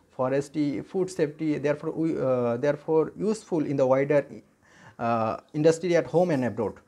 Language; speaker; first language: English; non-native, local second language; Bangla